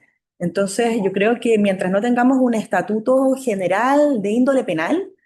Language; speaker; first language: Spanish; native; Spanish